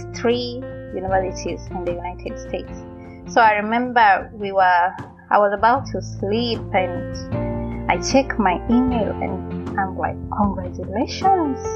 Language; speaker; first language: English; non-native, local second language; Gusii